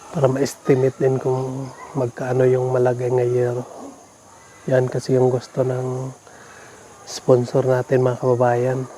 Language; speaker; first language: Filipino; non-native, local second language; Cebuano